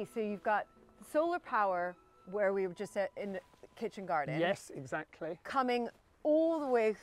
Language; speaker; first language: English; native; English